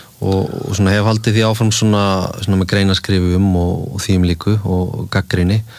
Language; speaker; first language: Icelandic; native; Icelandic